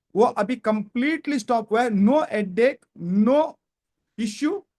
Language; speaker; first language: Hindi; non-native, local second language; Kannada